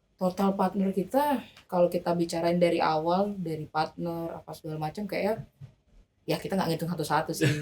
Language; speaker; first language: Indonesian; native; Indonesian